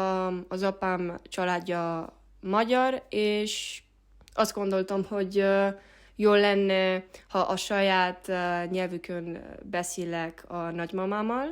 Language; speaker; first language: Hungarian; non-native, learner; Spanish